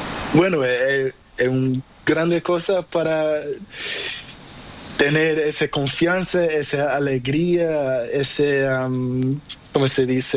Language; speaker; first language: Spanish; non-native, learner; Portuguese